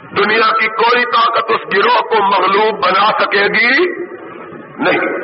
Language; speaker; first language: Urdu; non-native, local second language; Punjabi